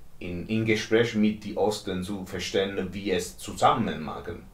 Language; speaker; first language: German; non-native, learner; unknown